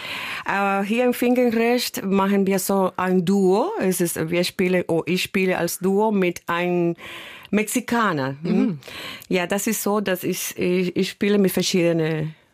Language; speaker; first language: German; non-native, learner; Spanish